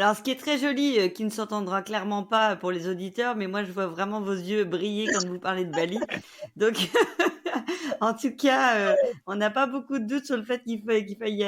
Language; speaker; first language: French; native; French